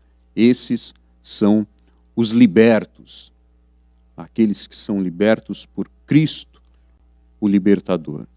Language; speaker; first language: Portuguese; native; Portuguese